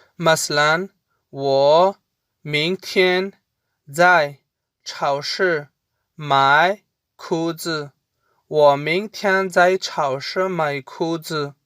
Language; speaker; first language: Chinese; non-native, fluent; Urdu